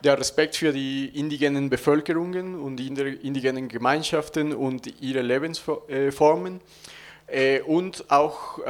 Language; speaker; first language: German; non-native, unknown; Spanish